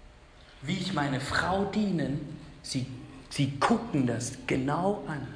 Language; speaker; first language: German; non-native, fluent; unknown